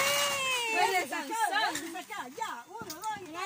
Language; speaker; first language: Spanish; native; Spanish